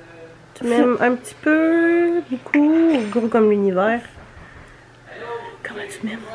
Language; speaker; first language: French; native; French